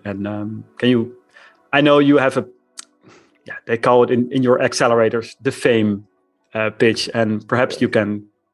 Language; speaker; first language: English; non-native, fluent; Dutch